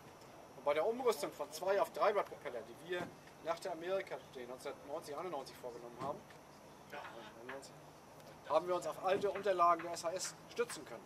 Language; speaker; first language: German; native; German